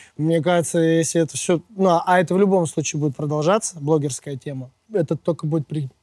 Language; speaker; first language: Russian; native; Russian